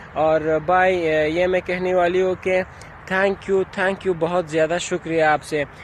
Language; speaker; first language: Hindi; non-native, learner; Persian